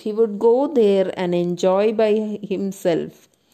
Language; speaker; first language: English; non-native, local second language; Malayalam